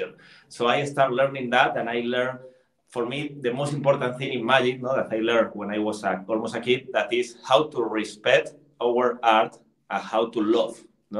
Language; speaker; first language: English; non-native, learner; Spanish